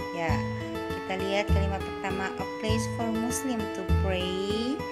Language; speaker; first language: English; non-native, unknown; Indonesian